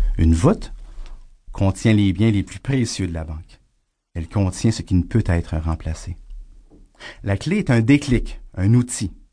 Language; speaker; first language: French; native; French